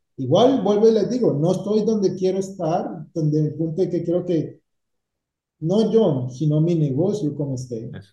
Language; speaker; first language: Spanish; native; Spanish